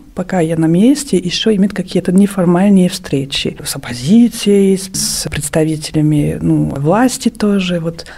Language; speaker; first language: Russian; non-native, fluent; French